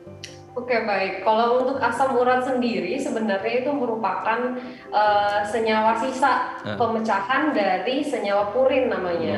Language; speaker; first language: Indonesian; native; Indonesian